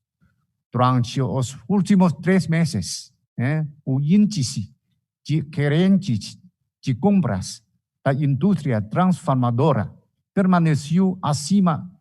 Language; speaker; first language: Portuguese; non-native, fluent; Chinese